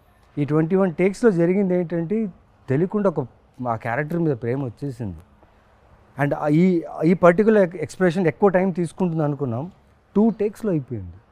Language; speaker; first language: Telugu; native; Telugu